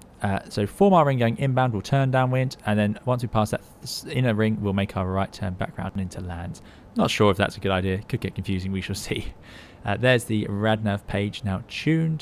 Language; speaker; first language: English; native; English